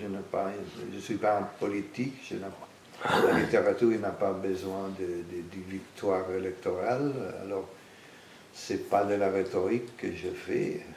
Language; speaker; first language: French; non-native, fluent; Italian